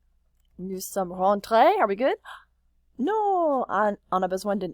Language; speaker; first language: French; non-native, fluent; English